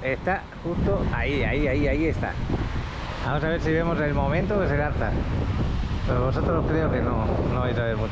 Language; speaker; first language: Spanish; native; Spanish